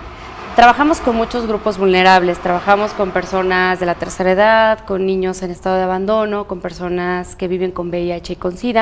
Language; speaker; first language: Spanish; native; Spanish